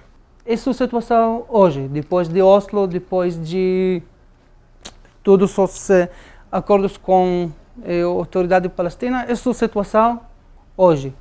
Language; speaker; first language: Portuguese; non-native, fluent; Arabic